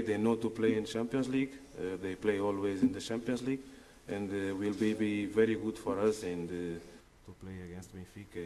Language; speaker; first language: English; non-native, learner; Portuguese